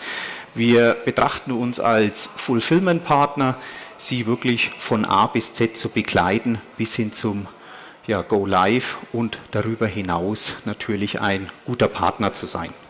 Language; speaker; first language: German; native; German